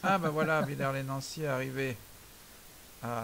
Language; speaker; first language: French; native; French